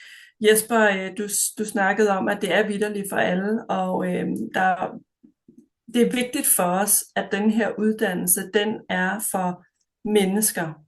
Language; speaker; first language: Danish; native; Danish